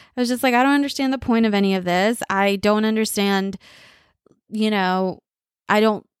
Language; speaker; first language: English; early bilingual, other home language; Bangla